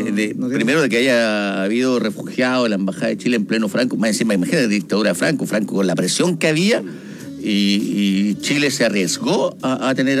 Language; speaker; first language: Spanish; native; Spanish